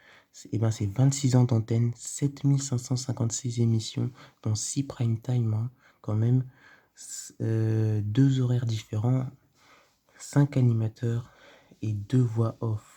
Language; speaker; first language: French; native; French